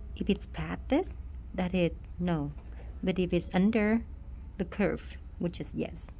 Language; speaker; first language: English; non-native, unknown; Vietnamese